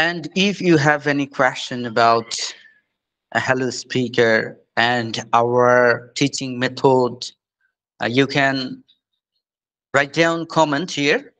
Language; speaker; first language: English; non-native, fluent; Bangla